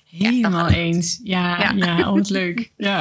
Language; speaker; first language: Dutch; native; Dutch